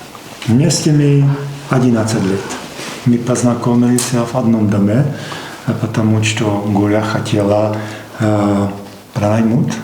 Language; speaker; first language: Russian; non-native, learner; Czech